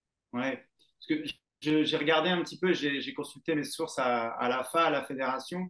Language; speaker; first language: French; native; French